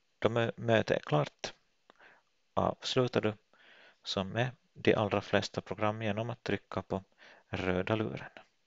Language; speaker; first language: Swedish; native; Swedish